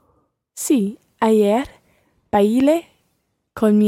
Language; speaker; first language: Spanish; non-native, learner; English